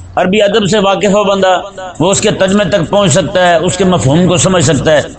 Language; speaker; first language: Urdu; native; Urdu